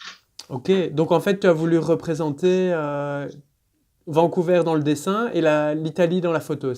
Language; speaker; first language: French; native; French